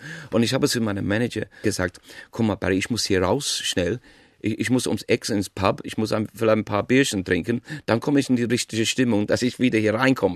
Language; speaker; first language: German; non-native, fluent; English